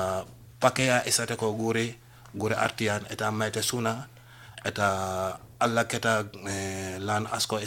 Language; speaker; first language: Basque; non-native, learner; Wolof